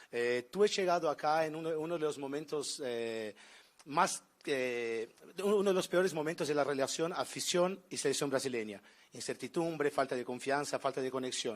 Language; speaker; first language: Spanish; non-native, local second language; Portuguese